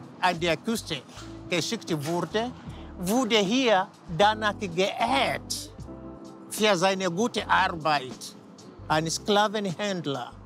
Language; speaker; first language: German; non-native, fluent; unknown